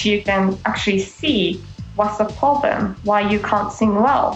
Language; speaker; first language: English; non-native, fluent; Japanese